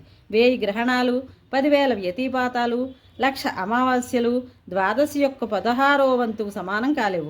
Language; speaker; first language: Telugu; native; Telugu